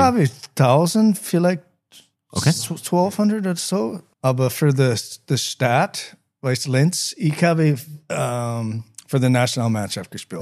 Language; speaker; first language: German; non-native, learner; English